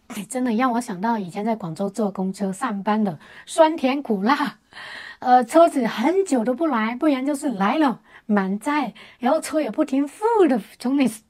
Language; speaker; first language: Chinese; native; Chinese